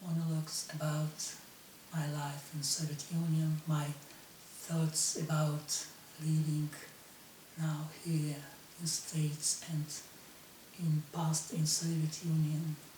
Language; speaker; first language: English; non-native, learner; Russian